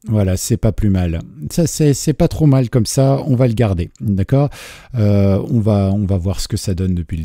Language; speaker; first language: French; native; French